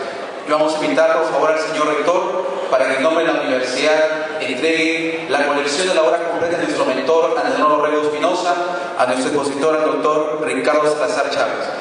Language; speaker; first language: Spanish; native; Spanish